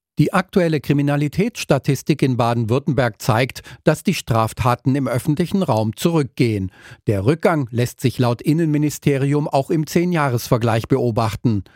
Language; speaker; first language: German; native; German